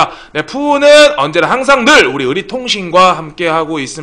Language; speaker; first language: Korean; native; Korean